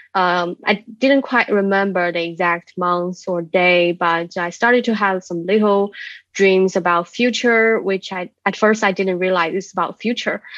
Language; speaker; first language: English; non-native, fluent; Chinese